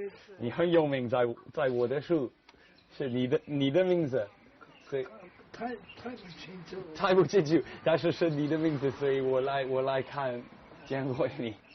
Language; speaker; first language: Chinese; non-native, learner; English